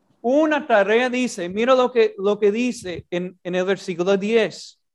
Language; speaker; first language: Spanish; non-native, fluent; English